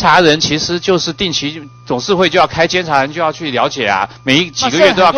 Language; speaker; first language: Chinese; native; Chinese